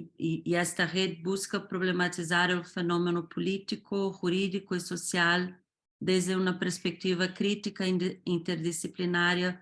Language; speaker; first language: Spanish; non-native, fluent; Portuguese